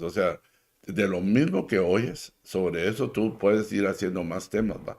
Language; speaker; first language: Spanish; native; Spanish